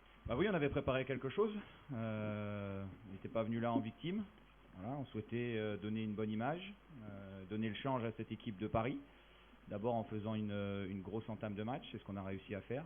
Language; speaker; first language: French; native; French